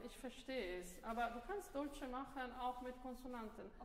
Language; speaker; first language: German; non-native, fluent; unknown